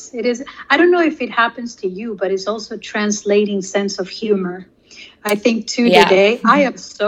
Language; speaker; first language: English; non-native, fluent; Spanish